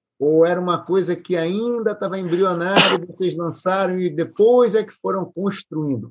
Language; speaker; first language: Portuguese; native; Portuguese